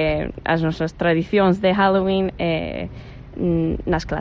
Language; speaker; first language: Galician; non-native, fluent; English